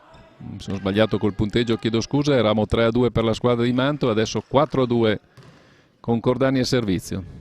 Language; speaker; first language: Italian; native; Italian